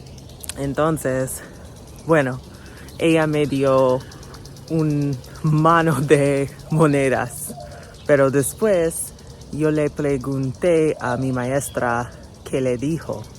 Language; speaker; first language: Spanish; non-native, learner; English